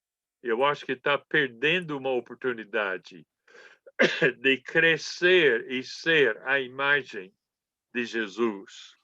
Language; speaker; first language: Portuguese; non-native, fluent; English